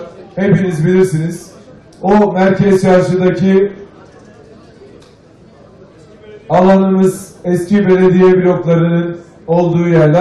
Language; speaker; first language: Turkish; native; Turkish